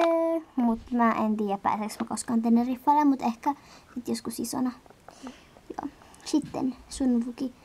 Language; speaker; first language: Finnish; native; Finnish